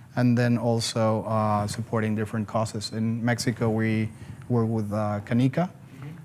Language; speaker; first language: English; non-native, fluent; Spanish